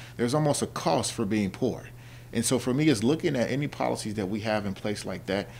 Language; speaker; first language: English; native; English